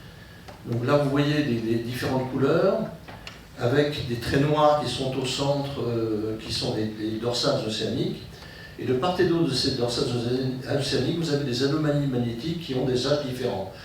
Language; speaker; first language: French; native; French